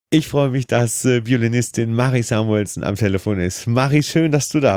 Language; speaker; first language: German; native; German